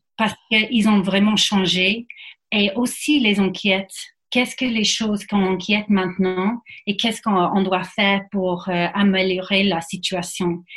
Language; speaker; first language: French; non-native, fluent; English